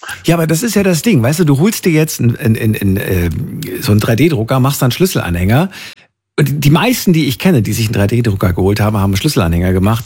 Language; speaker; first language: German; native; German